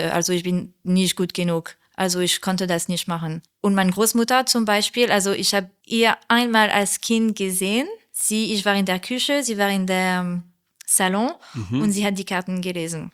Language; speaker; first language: German; non-native, learner; French